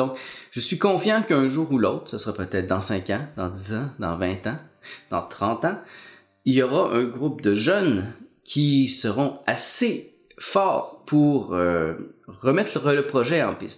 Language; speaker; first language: French; native; French